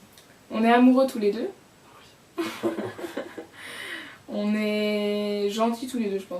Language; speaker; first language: French; native; French